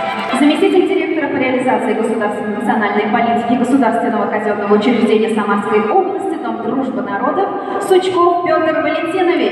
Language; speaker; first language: Russian; native; Russian